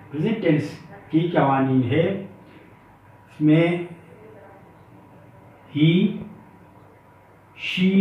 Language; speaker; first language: Urdu; native; Urdu